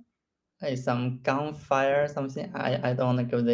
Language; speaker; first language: English; non-native, learner; Chinese